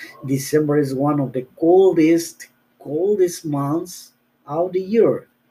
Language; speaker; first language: English; non-native, learner; Spanish